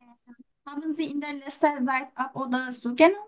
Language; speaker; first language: German; non-native, learner; Turkish